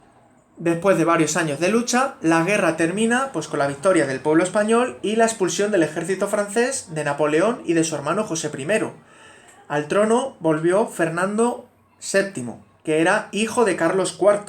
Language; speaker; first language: Spanish; native; Spanish